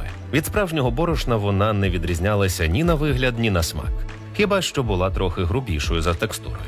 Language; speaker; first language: Ukrainian; native; Ukrainian